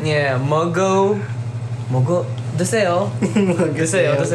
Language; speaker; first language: Korean; non-native, learner; Filipino